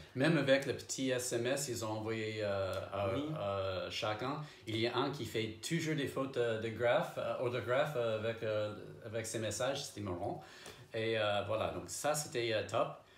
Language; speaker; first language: French; non-native, fluent; English